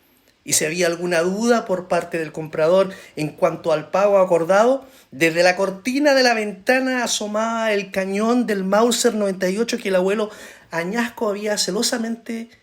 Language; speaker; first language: Spanish; native; Spanish